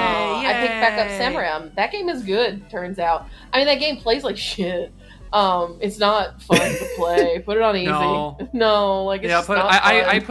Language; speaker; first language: English; native; English